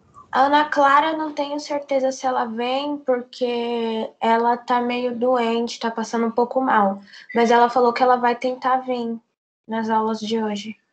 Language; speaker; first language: Portuguese; native; Portuguese